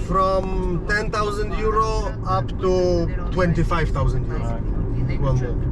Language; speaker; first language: English; non-native, fluent; Polish